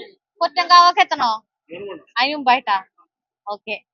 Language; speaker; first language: Malayalam; native; Malayalam